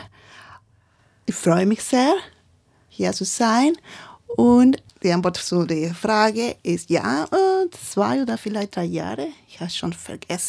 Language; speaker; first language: German; non-native, learner; Spanish